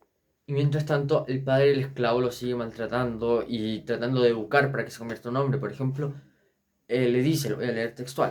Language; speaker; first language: Spanish; native; Spanish